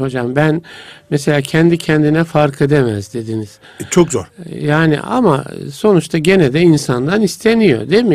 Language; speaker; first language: Turkish; native; Turkish